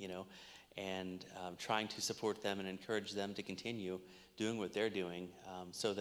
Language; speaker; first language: English; native; English